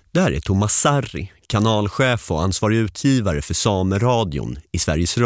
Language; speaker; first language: Swedish; native; Swedish